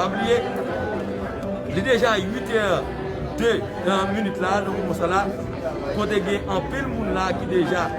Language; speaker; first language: French; non-native, local second language; Haitian Creole